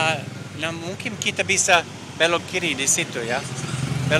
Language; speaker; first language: Indonesian; non-native, learner; English